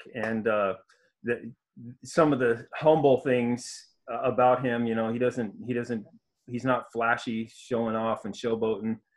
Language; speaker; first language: English; native; English